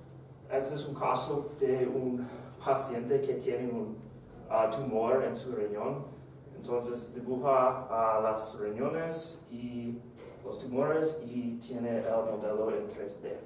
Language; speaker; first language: Spanish; non-native, fluent; English